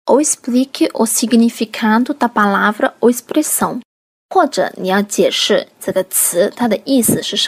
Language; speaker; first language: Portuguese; non-native, fluent; Chinese